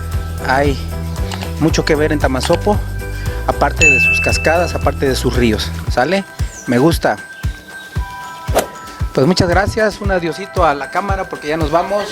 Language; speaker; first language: Spanish; native; Spanish